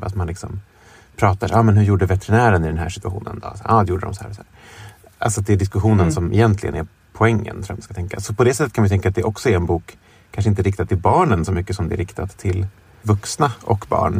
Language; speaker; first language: Swedish; native; Swedish